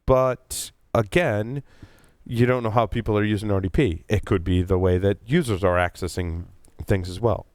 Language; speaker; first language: English; native; English